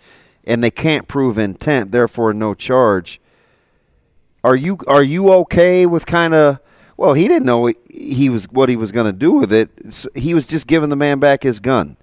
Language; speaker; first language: English; native; English